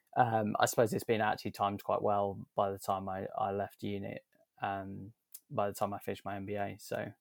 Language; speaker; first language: English; native; English